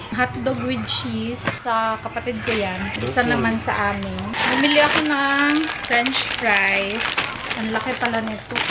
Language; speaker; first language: Filipino; non-native, local second language; Cebuano